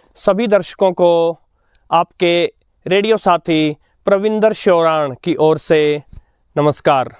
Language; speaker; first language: Hindi; native; Hindi